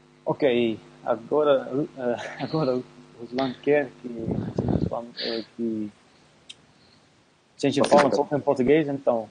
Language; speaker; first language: Portuguese; non-native, learner; Dutch